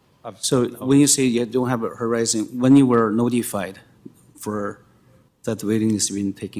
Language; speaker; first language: English; non-native, fluent; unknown